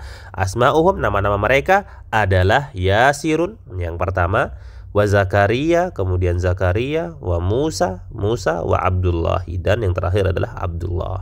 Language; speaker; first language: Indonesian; native; Indonesian